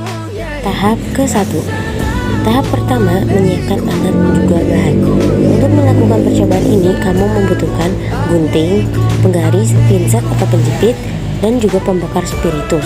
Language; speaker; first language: Indonesian; native; Indonesian